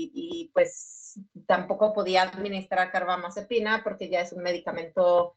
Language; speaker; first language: Spanish; native; Spanish